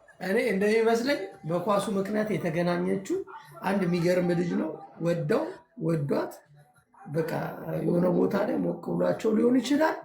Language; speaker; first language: Amharic; native; Amharic